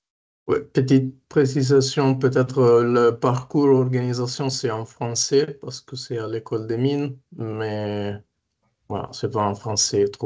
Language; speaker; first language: French; non-native, fluent; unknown